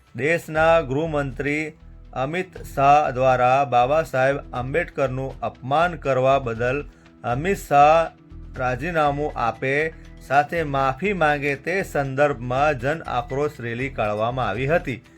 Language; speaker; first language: Gujarati; native; Gujarati